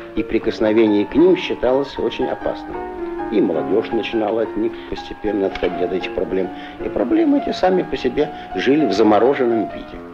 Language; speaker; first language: Russian; native; Russian